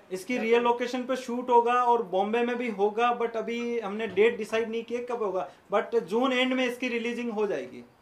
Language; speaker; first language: Hindi; native; Hindi